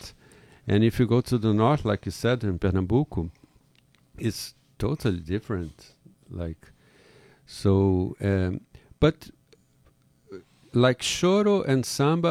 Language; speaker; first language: English; non-native, fluent; Portuguese